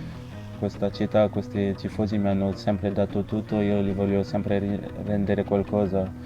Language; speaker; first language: Italian; non-native, fluent; French